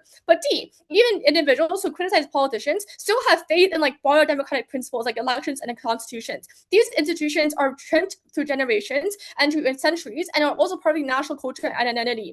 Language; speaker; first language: English; non-native, fluent; Chinese